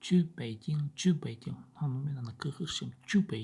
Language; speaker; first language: Chinese; non-native, learner; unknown